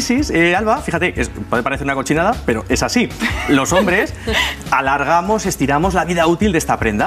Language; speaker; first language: Spanish; native; Spanish